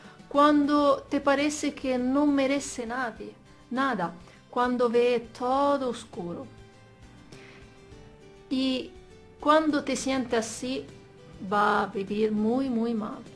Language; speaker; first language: Spanish; non-native, fluent; Italian